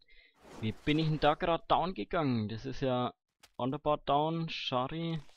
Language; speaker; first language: German; native; German